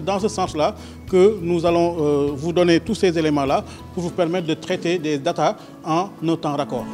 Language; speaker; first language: French; non-native, local second language; Wolof